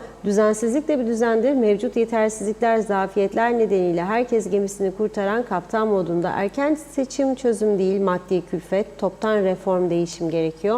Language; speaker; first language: Turkish; native; Turkish